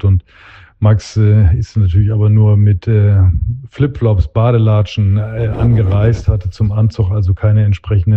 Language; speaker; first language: German; native; German